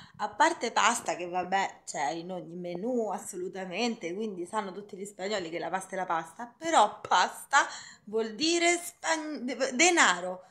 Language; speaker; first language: Italian; native; Italian